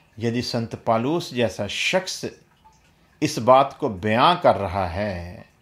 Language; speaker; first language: Hindi; non-native, local second language; Punjabi